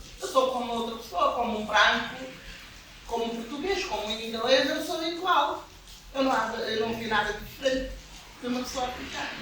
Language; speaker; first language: Portuguese; non-native, local second language; Kabuverdianu